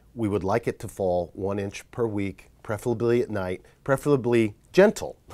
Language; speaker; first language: English; native; English